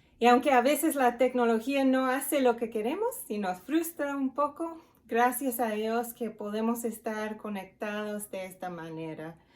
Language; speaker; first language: Spanish; non-native, fluent; English